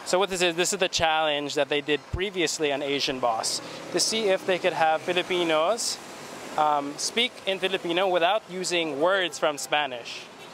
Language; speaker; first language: English; non-native, local second language; Filipino